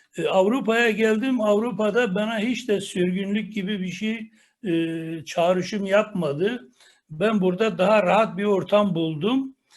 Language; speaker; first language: Turkish; non-native, local second language; Kurdish